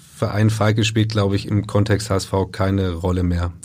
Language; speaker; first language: German; native; German